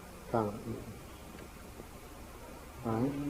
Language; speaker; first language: English; native; English